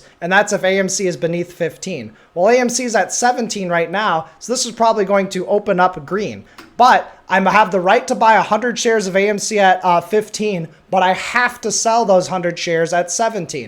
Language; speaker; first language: English; native; English